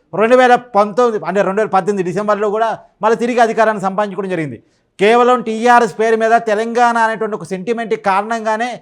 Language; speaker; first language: Telugu; native; Telugu